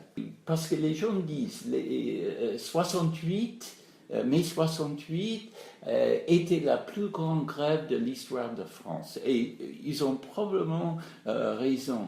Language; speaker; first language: French; non-native, fluent; English